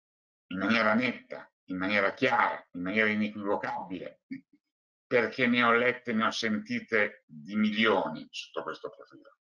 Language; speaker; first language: Italian; native; Italian